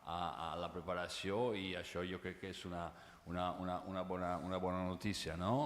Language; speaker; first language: Catalan; non-native, fluent; Italian